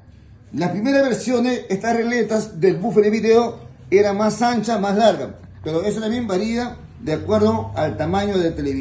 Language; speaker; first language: Spanish; native; Spanish